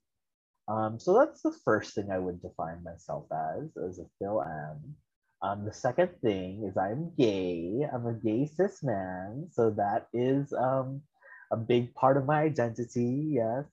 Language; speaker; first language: English; early bilingual, other home language; Filipino